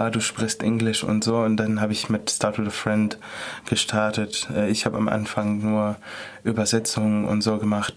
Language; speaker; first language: German; non-native, fluent; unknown